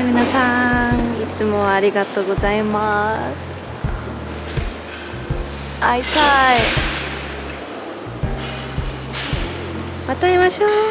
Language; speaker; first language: Japanese; non-native, learner; Korean